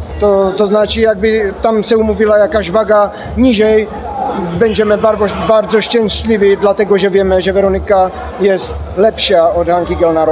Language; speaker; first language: Polish; non-native, learner; Czech